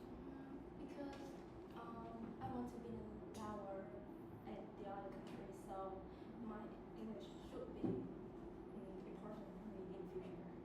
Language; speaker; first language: English; non-native, learner; Vietnamese